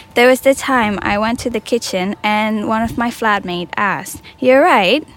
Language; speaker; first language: English; non-native, fluent; Indonesian